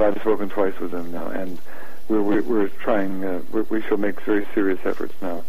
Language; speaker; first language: English; native; English